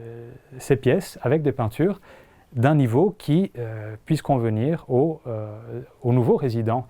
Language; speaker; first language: French; non-native, fluent; Italian